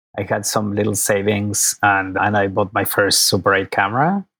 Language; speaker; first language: English; non-native, fluent; Spanish